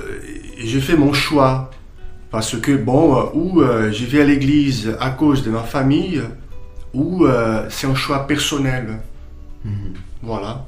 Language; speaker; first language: French; non-native, fluent; Portuguese